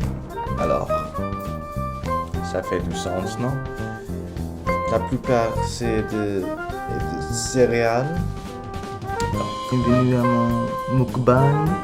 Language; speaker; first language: French; non-native, learner; English